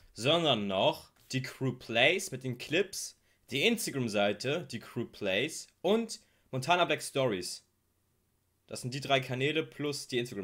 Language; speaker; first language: German; native; German